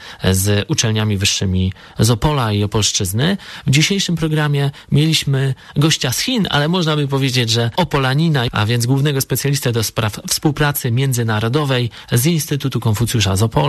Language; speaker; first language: Polish; native; Polish